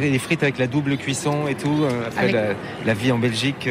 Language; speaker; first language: French; native; French